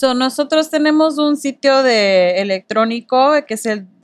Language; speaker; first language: Spanish; early bilingual, heritage; Spanish